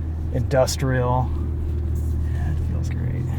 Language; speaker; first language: English; native; English